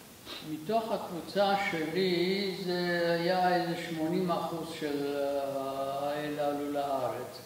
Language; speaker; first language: Hebrew; non-native, fluent; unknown